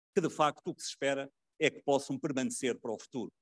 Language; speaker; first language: Portuguese; native; Portuguese